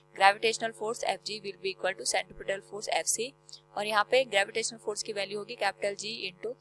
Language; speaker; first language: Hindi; native; Hindi